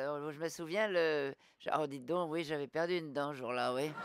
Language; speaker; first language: French; native; French